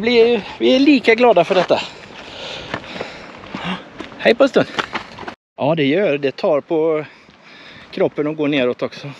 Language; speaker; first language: Swedish; native; Swedish